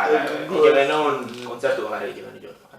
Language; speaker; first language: Basque; native; Basque